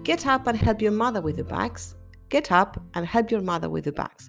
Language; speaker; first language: English; non-native, fluent; Spanish